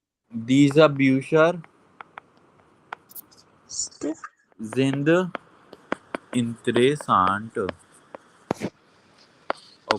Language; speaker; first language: German; non-native, fluent; Hindi